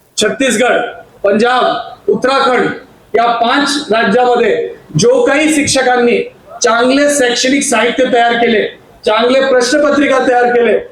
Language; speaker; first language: Marathi; non-native, local second language; Hindi